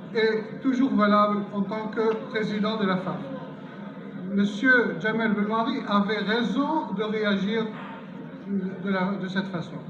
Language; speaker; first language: French; non-native, local second language; Arabic